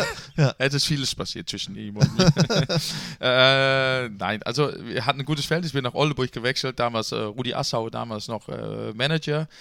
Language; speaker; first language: German; non-native, fluent; Dutch